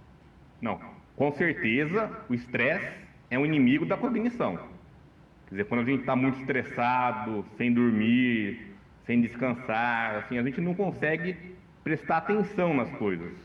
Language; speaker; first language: Portuguese; native; Portuguese